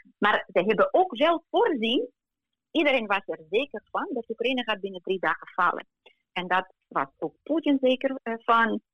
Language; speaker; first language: Dutch; non-native, fluent; Ukrainian